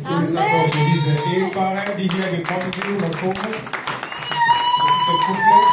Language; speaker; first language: German; non-native, learner; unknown